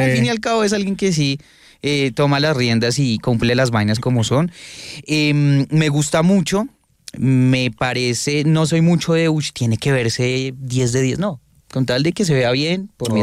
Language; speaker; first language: Spanish; native; Spanish